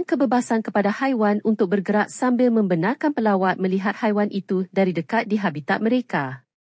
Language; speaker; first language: Malay; native; Malay